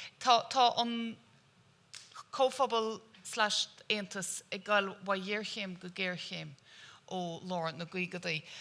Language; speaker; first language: Irish; native; Irish